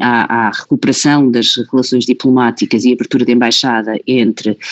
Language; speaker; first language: Portuguese; native; Portuguese